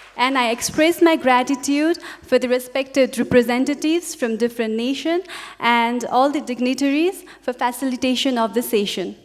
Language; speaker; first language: English; non-native, local second language; Nepali